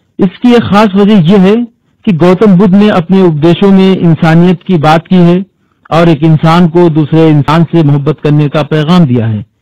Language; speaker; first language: Urdu; native; Urdu